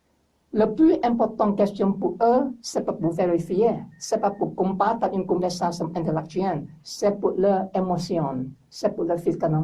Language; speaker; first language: French; non-native, learner; English